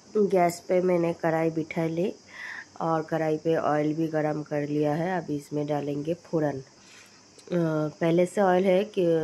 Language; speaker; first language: Hindi; non-native, local second language; Bangla